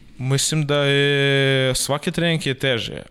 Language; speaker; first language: Serbian; non-native, learner; Russian